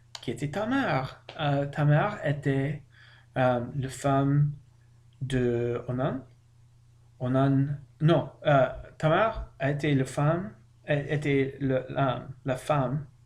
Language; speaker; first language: French; non-native, learner; English